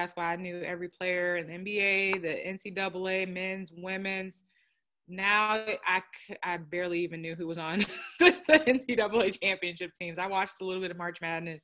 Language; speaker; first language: English; native; English